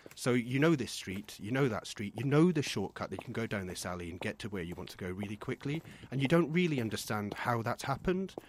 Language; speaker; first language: English; native; English